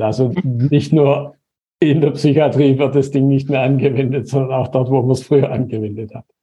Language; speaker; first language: German; native; German